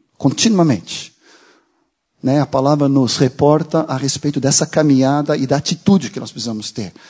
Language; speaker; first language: Portuguese; non-native, fluent; Swedish